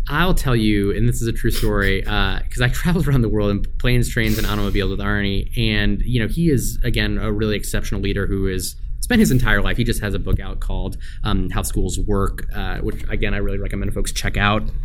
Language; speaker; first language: English; native; English